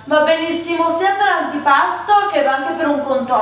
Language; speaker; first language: Italian; native; Italian